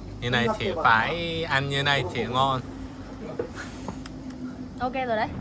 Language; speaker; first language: Vietnamese; non-native, learner; Korean